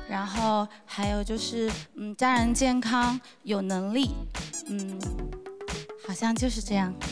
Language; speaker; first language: Chinese; native; Chinese